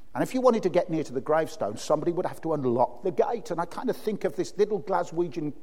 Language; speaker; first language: English; native; English